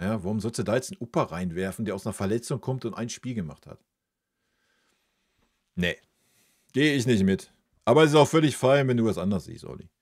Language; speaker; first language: German; native; German